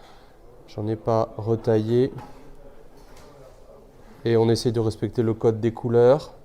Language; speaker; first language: French; native; French